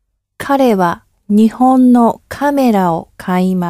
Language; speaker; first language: Japanese; non-native, learner; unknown